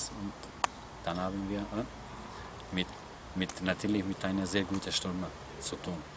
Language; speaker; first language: German; non-native, fluent; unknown